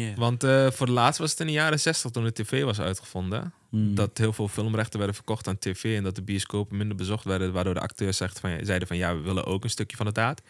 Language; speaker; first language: Dutch; early bilingual, other home language; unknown